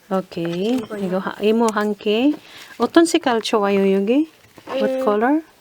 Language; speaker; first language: Korean; non-native, learner; Filipino